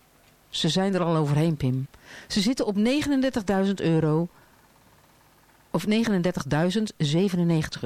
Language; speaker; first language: Dutch; native; Dutch